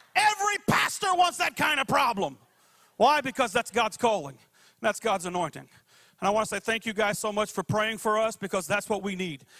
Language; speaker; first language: English; native; English